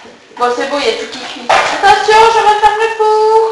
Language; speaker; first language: French; native; French